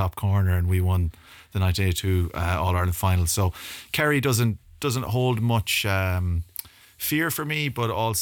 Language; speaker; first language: English; native; English